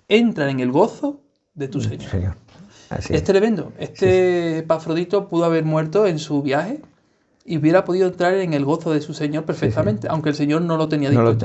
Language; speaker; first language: Spanish; native; Spanish